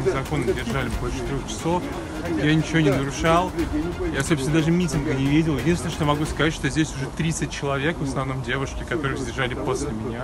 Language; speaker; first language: Russian; native; Russian